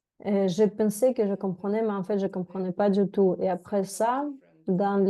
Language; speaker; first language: French; non-native, fluent; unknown